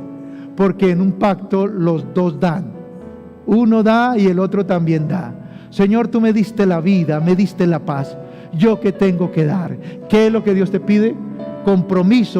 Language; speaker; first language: Spanish; native; Spanish